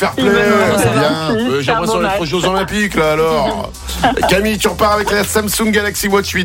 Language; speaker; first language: French; native; French